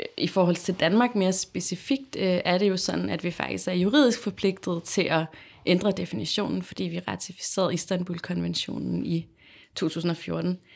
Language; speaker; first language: Danish; native; Danish